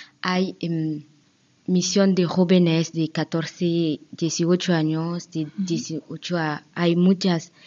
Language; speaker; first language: Spanish; non-native, learner; French